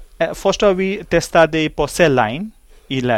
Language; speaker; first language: Swedish; non-native, learner; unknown